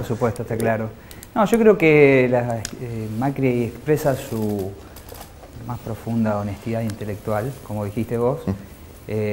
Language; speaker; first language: Spanish; native; Spanish